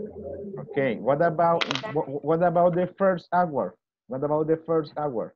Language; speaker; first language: English; non-native, fluent; Spanish